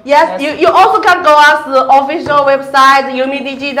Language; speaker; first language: English; non-native, learner; Chinese